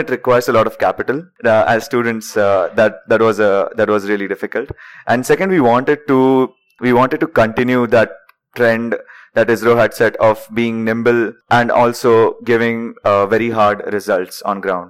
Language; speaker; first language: English; non-native, local second language; Marathi